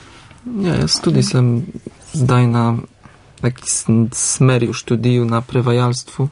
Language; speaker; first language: Slovenian; non-native, learner; Polish